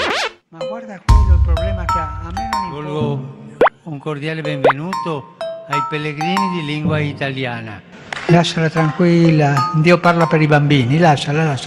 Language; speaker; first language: Italian; non-native, fluent; Spanish